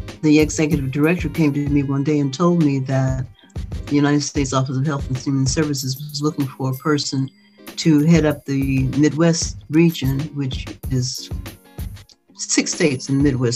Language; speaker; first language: English; native; English